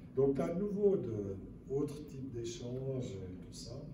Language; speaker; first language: French; native; French